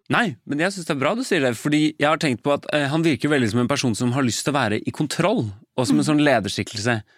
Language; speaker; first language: Norwegian; native; Norwegian